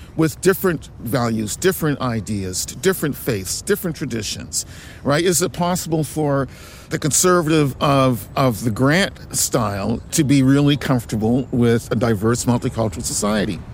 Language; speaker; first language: English; native; English